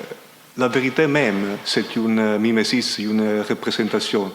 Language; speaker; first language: French; non-native, fluent; Italian